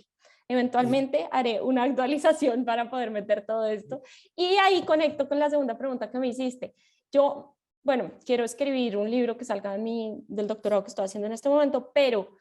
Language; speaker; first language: Spanish; native; Spanish